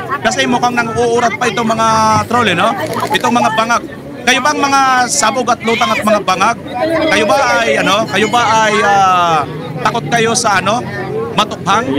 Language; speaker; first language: Filipino; native; Filipino